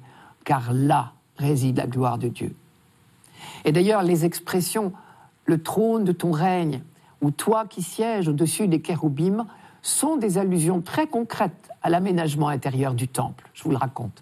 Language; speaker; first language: French; native; French